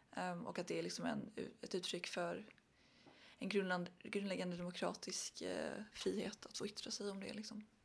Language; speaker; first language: Swedish; early bilingual, other home language; Arabic